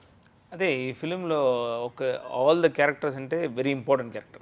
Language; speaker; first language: Telugu; non-native, learner; Tamil